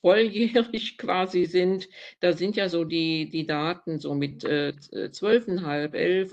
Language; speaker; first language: German; native; German